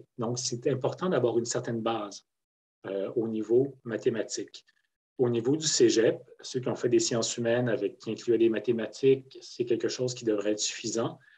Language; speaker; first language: French; native; French